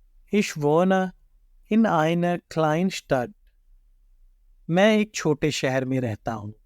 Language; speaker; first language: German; non-native, fluent; Urdu